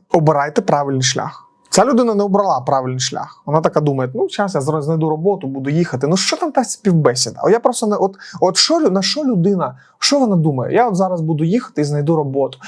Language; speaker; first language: Ukrainian; non-native, local second language; Russian